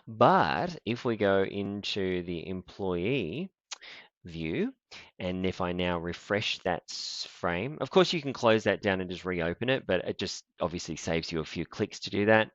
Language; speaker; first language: English; native; English